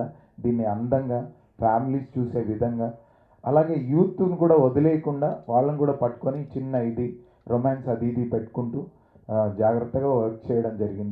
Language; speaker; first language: Telugu; native; Telugu